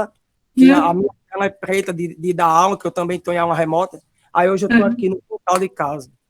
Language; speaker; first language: Portuguese; native; Portuguese